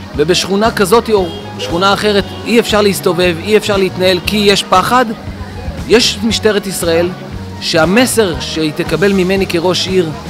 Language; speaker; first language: Hebrew; native; Hebrew